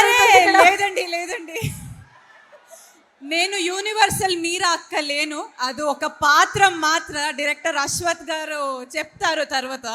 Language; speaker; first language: Telugu; non-native, local second language; Kannada